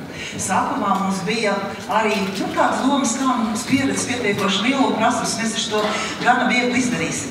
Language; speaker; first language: Latvian; native; Latvian